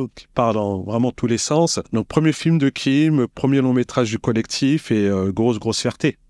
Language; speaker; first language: French; native; French